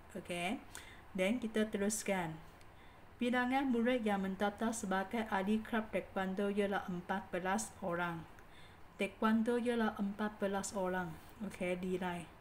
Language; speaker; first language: Malay; non-native, local second language; Chinese